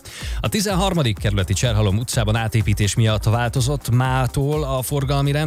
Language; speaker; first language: Hungarian; native; Hungarian